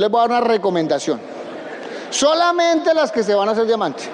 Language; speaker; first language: Spanish; native; Spanish